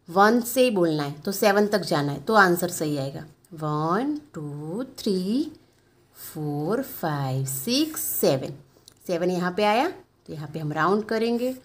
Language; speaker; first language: Hindi; non-native, local second language; Gujarati